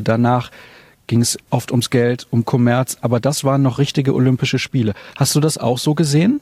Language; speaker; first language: German; native; German